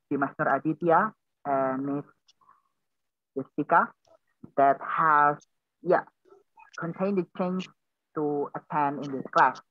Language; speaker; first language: English; non-native, learner; Indonesian